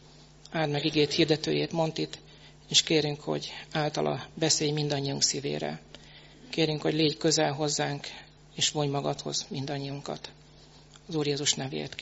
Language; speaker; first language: Hungarian; native; Hungarian